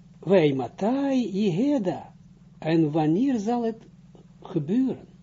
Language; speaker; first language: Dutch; non-native, fluent; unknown